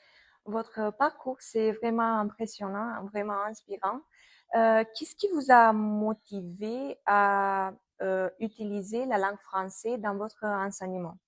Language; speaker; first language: French; non-native, fluent; Romanian